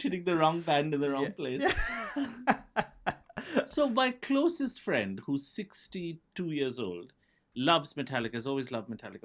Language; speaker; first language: English; non-native, local second language; Bangla